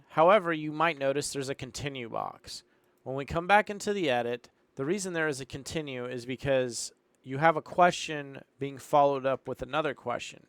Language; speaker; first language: English; native; English